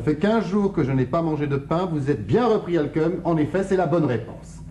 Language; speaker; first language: French; native; French